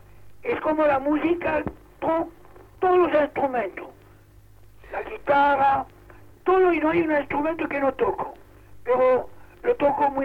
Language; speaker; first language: Spanish; non-native, local second language; Catalan